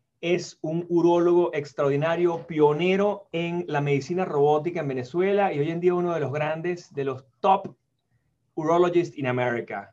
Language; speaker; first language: Spanish; native; Spanish